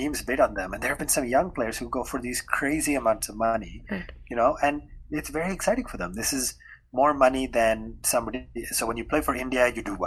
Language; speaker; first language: English; non-native, local second language; Hindi